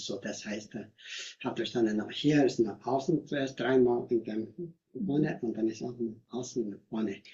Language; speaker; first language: German; non-native, learner; Tibetan